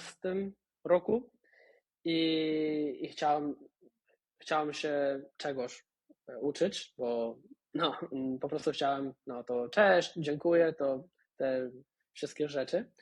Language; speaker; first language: Polish; non-native, fluent; Spanish